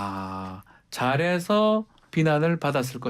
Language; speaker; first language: Korean; native; Korean